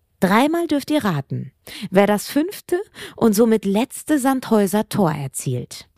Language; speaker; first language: German; native; German